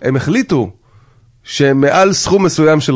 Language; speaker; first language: Hebrew; native; Hebrew